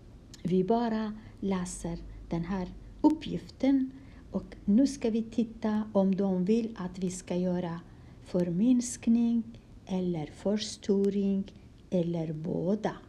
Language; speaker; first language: Swedish; non-native, fluent; Kurdish